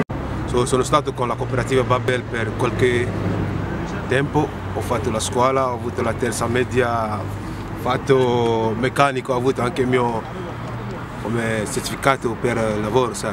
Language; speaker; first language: Italian; non-native, learner; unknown